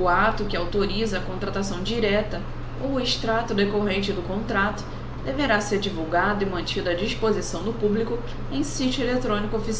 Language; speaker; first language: Portuguese; native; Portuguese